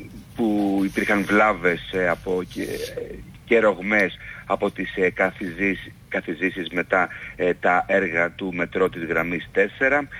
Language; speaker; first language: Greek; native; Greek